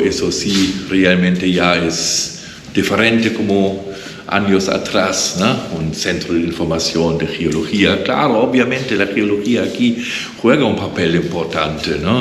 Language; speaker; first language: Spanish; non-native, fluent; German